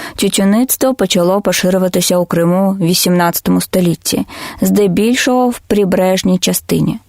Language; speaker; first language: Ukrainian; non-native, local second language; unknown